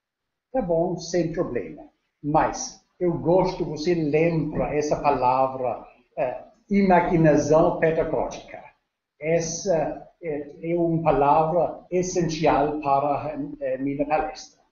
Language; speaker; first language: Portuguese; non-native, learner; Danish